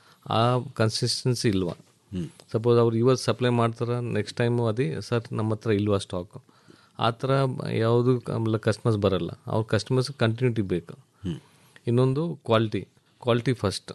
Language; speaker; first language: Kannada; non-native, learner; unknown